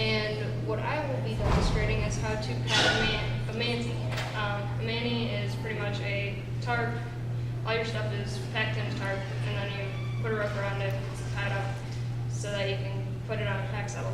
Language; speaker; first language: English; native; English